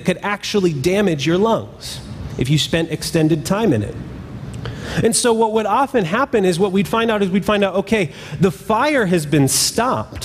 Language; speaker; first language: English; native; English